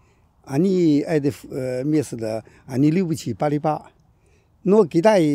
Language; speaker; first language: Russian; non-native, learner; Chinese